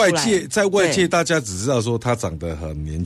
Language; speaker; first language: Chinese; native; Chinese